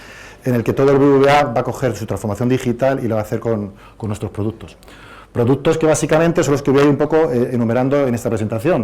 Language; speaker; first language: Spanish; native; Spanish